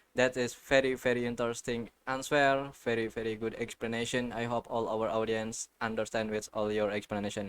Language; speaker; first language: English; non-native, learner; Indonesian